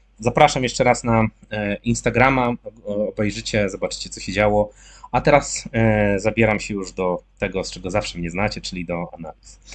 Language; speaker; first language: Polish; native; Polish